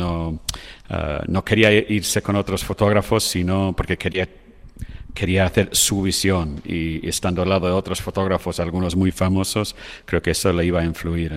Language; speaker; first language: Spanish; non-native, fluent; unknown